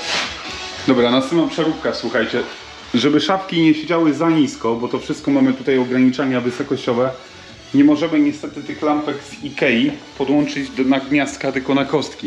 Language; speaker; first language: Polish; native; Polish